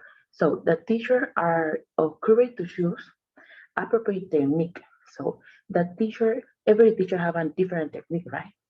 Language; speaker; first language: English; non-native, learner; Spanish